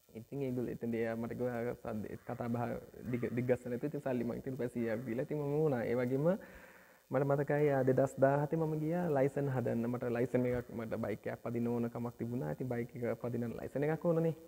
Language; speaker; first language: Sinhala; early bilingual, other home language; Nepali